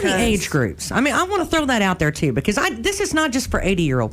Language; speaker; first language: English; native; English